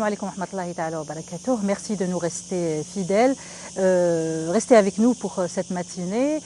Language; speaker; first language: French; non-native, local second language; Arabic